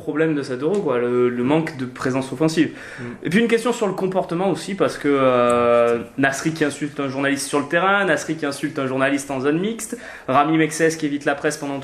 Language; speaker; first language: French; native; French